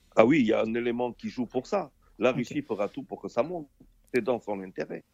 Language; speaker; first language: French; non-native, local second language; Wolof